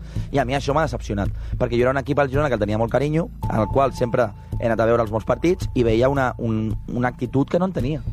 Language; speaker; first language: Catalan; native; Catalan